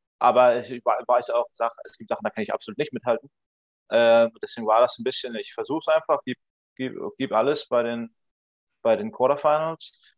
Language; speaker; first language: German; native; German